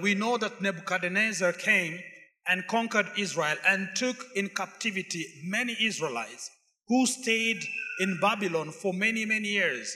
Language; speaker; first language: English; non-native, fluent; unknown